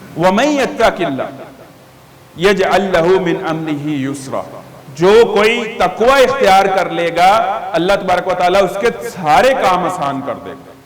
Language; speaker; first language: Urdu; native; Urdu